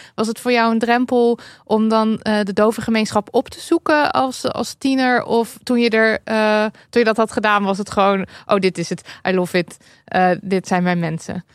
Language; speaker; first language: Dutch; native; Dutch